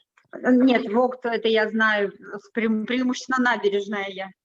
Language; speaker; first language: Russian; native; Russian